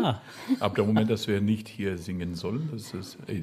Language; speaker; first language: German; non-native, fluent; French